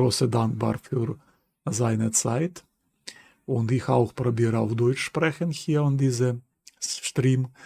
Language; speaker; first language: German; non-native, learner; Ukrainian